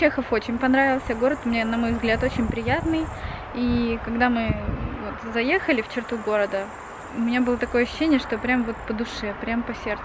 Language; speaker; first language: Russian; native; Russian